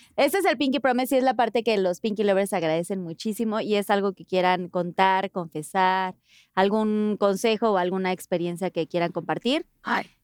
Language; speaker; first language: Spanish; native; Spanish